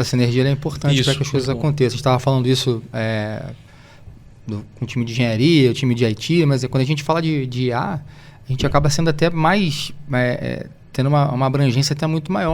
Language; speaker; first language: Portuguese; native; Portuguese